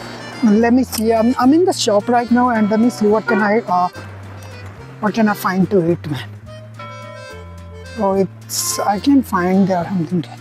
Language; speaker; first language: English; non-native, learner; Hindi